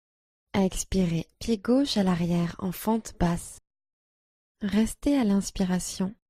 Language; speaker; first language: French; native; French